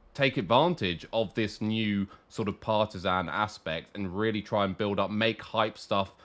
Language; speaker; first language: English; native; English